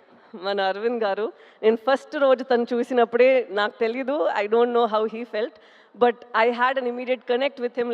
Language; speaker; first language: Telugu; non-native, local second language; Tamil